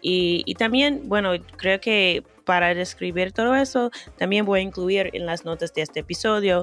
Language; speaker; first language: Spanish; non-native, fluent; English